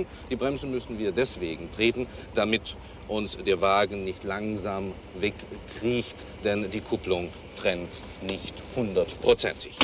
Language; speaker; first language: German; native; German